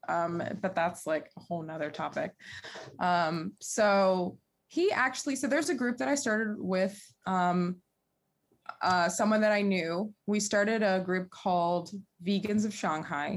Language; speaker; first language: English; native; English